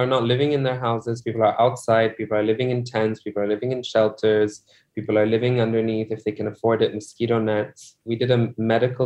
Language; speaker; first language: English; non-native, local second language; Urdu